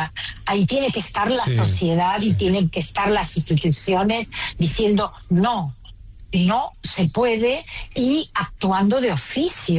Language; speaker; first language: Spanish; native; Spanish